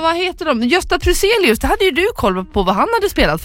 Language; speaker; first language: Swedish; native; Swedish